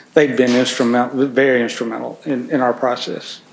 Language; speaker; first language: English; native; English